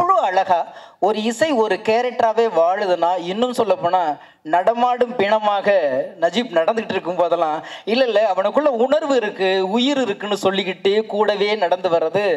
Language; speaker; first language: Tamil; native; Tamil